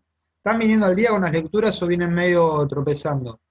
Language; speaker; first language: Spanish; native; Spanish